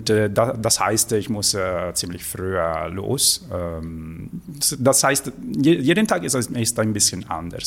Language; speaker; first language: German; non-native, fluent; Italian